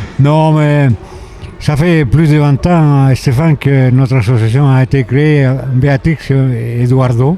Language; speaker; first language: French; non-native, fluent; Spanish